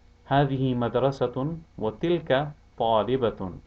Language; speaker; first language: Arabic; non-native, fluent; English